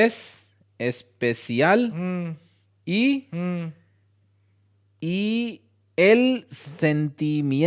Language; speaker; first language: Spanish; non-native, learner; Hindi